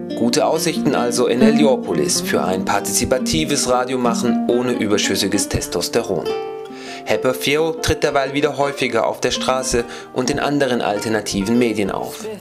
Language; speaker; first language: German; native; German